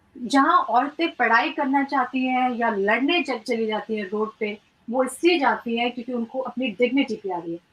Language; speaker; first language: Hindi; early bilingual, heritage; Hindi